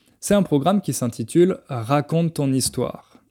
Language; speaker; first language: French; native; French